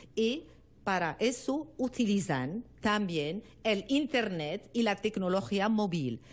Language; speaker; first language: Spanish; non-native, learner; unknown